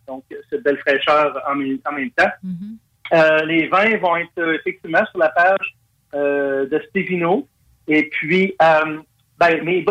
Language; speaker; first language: French; native; French